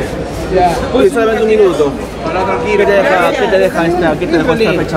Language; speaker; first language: Spanish; native; Spanish